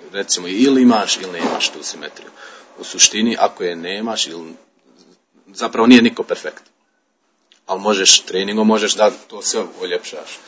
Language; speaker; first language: Serbian; early bilingual, heritage; Serbian